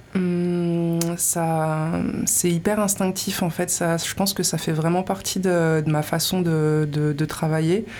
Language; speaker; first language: French; native; French